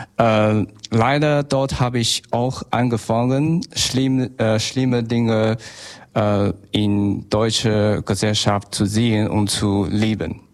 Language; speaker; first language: German; non-native, learner; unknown